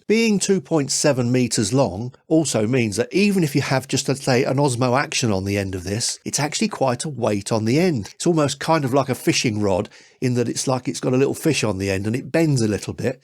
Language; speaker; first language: English; native; English